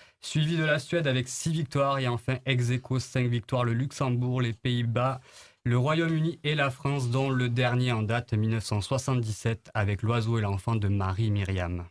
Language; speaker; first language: French; native; French